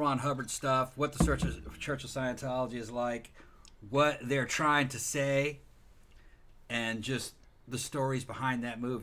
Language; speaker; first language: English; native; English